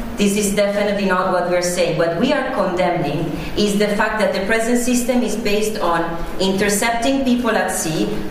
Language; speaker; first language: English; non-native, fluent; Italian